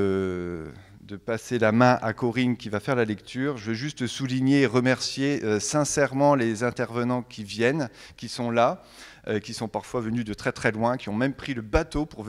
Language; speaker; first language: French; native; French